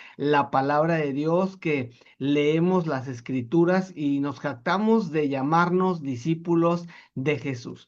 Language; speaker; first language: Spanish; native; Spanish